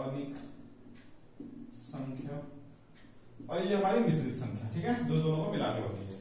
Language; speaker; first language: Hindi; native; Hindi